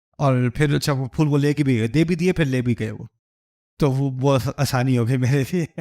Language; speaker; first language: Urdu; early bilingual, heritage; Urdu